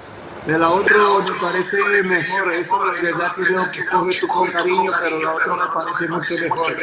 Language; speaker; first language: Spanish; non-native, learner; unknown